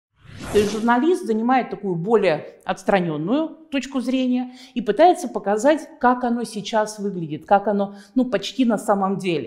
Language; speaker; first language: Russian; native; Russian